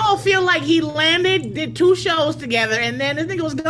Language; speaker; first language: English; native; English